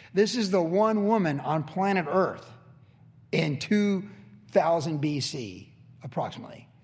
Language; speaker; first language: English; native; English